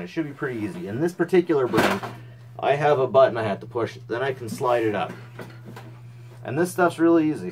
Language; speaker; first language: English; native; English